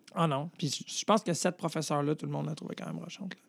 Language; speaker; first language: French; native; French